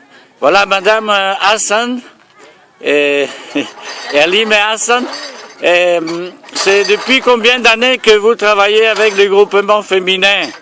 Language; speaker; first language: French; non-native, fluent; Italian